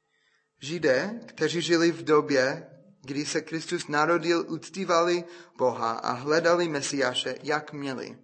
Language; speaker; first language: Czech; non-native, fluent; English